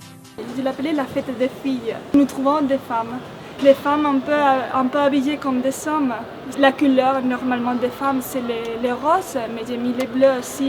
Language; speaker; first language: French; non-native, fluent; Spanish